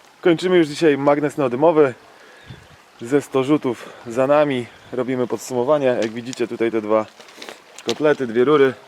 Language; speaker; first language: Polish; native; Polish